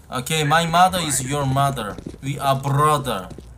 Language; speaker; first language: English; non-native, learner; Korean